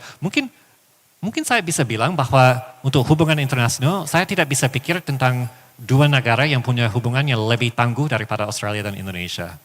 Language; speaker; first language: Indonesian; non-native, fluent; English